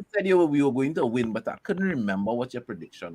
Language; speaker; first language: English; native; English